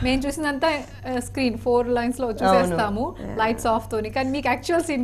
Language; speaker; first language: Telugu; native; Telugu